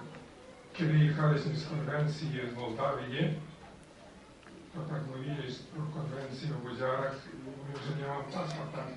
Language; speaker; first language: Polish; non-native, learner; Ukrainian